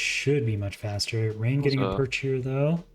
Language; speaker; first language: English; native; English